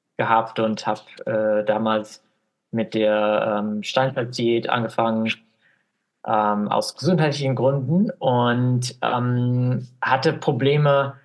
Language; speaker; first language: German; non-native, fluent; English